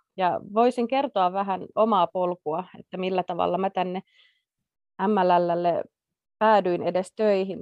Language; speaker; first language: Finnish; native; Finnish